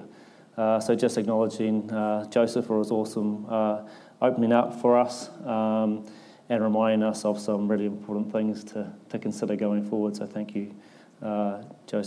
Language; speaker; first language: English; native; English